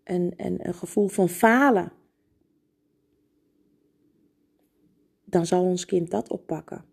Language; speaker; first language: Dutch; native; Dutch